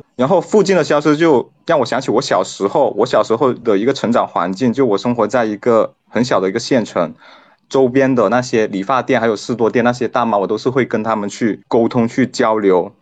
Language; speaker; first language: Chinese; non-native, local second language; Cantonese